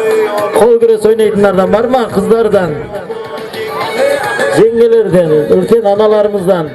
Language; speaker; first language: Kazakh; native; Kazakh